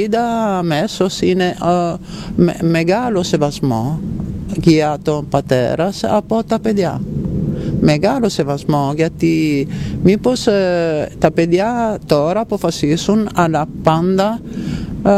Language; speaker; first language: Greek; non-native, fluent; Italian